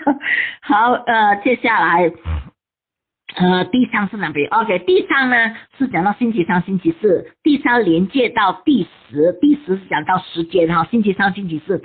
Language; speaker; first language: Chinese; native; Chinese